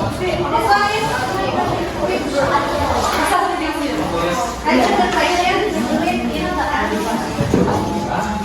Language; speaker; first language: English; non-native, fluent; Indonesian